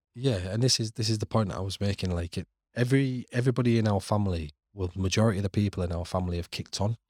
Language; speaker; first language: English; native; English